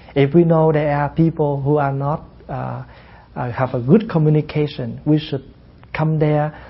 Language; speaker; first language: English; non-native, fluent; Vietnamese